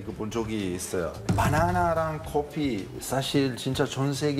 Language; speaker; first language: Korean; non-native, fluent; Italian